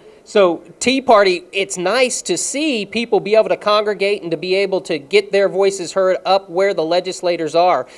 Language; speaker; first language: English; native; English